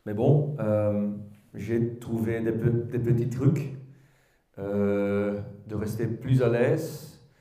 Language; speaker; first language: French; non-native, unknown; Dutch